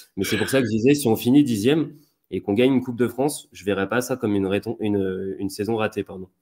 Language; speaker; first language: French; native; French